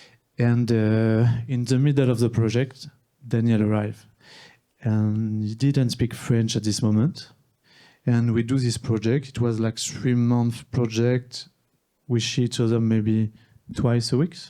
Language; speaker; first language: English; non-native, learner; French